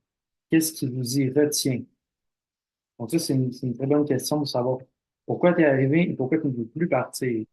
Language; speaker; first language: French; native; French